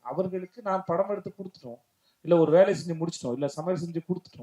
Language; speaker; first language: Tamil; native; Tamil